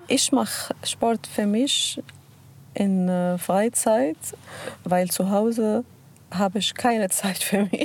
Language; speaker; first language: German; non-native, learner; Arabic